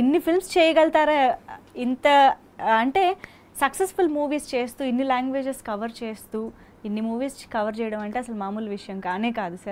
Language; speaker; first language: Telugu; native; Telugu